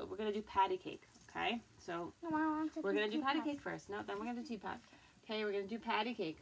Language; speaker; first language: English; native; English